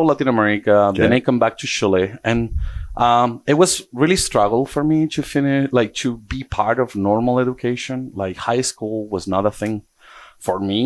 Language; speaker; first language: English; early bilingual, other home language; Portuguese